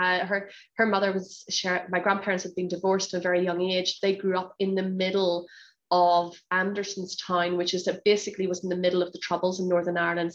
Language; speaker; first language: English; native; English